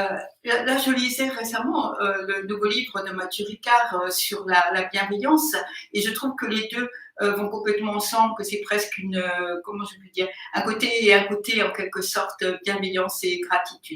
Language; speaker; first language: French; native; French